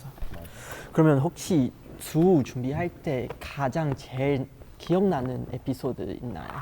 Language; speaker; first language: Korean; non-native, fluent; Chinese